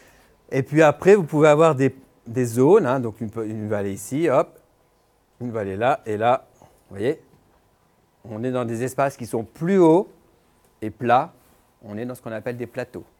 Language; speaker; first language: French; native; French